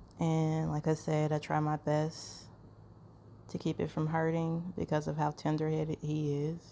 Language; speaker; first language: English; native; English